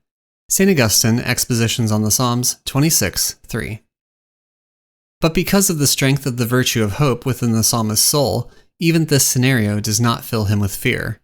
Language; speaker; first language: English; native; English